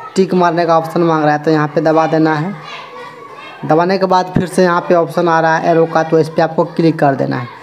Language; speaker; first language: Hindi; native; Hindi